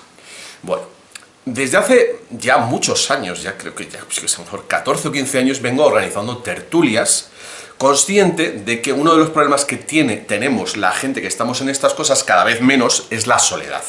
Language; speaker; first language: Spanish; native; Spanish